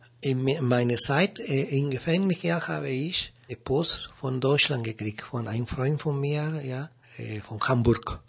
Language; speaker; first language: German; non-native, learner; Spanish